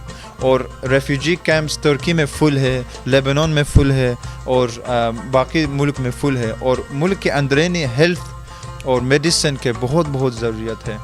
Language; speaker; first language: Hindi; early bilingual, heritage; Hindi